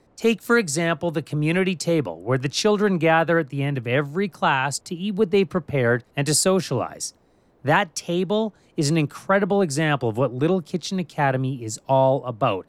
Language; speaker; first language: English; native; English